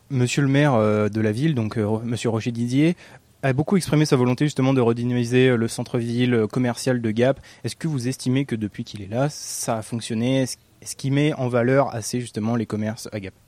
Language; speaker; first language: French; native; French